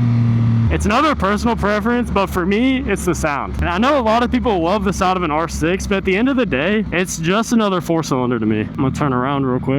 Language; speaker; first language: English; native; English